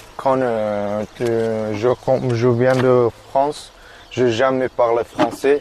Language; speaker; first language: French; non-native, learner; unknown